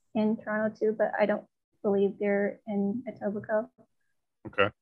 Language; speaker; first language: English; non-native, fluent; Chinese